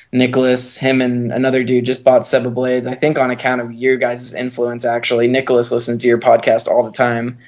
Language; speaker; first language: English; native; English